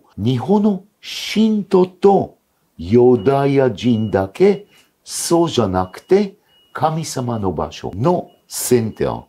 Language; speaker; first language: Japanese; non-native, fluent; Hebrew